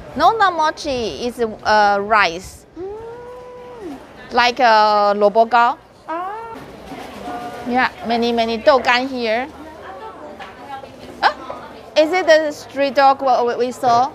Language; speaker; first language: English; non-native, learner; Chinese